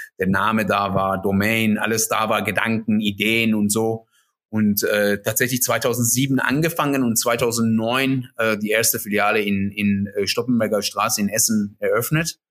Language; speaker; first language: German; non-native, fluent; Persian